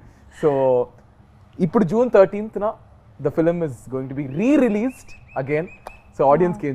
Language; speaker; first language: Telugu; native; Telugu